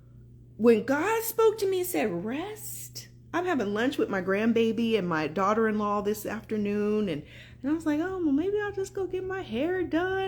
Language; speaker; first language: English; native; English